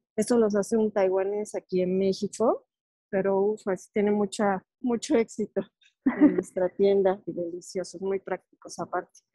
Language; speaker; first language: Spanish; native; Spanish